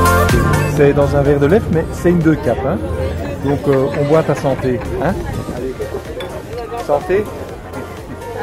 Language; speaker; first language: French; native; French